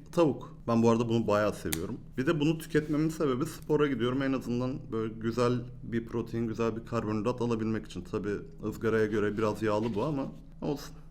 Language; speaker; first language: Turkish; native; Turkish